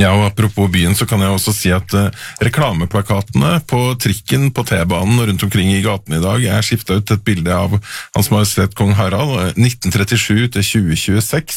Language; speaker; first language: Norwegian; native; Norwegian